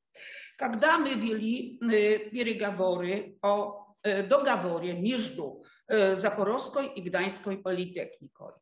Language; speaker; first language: Russian; non-native, fluent; Polish